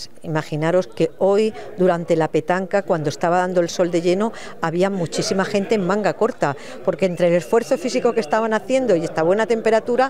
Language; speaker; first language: Spanish; native; Spanish